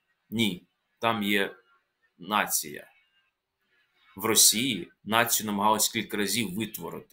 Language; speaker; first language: Ukrainian; native; Ukrainian